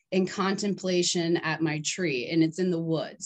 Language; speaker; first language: English; native; English